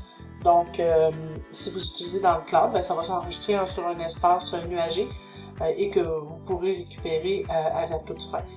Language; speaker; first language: French; native; French